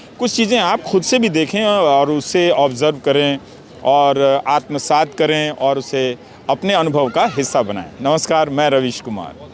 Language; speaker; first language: Hindi; native; Hindi